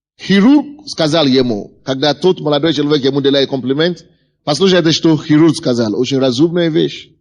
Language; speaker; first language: Russian; non-native, fluent; Yoruba